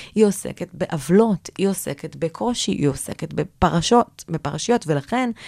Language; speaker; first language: Hebrew; native; Hebrew